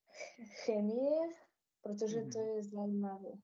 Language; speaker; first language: Czech; non-native, learner; Ukrainian